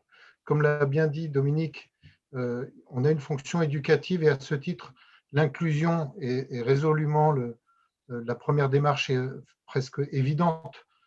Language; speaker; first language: French; native; French